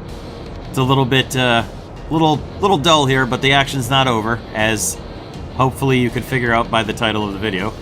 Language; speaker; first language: English; native; English